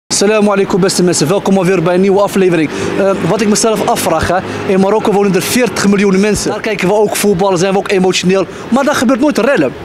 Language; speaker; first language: Dutch; early bilingual, other home language; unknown